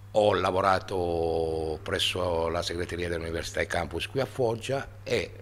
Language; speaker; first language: Italian; native; Italian